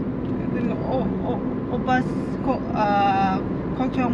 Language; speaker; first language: Korean; non-native, learner; Lao